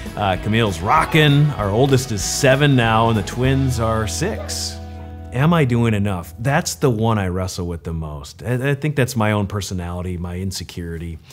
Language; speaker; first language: English; native; English